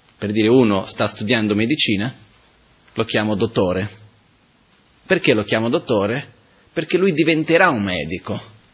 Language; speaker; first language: Italian; non-native, fluent; Portuguese